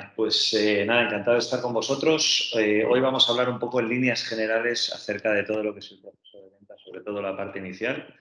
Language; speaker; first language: Spanish; native; Spanish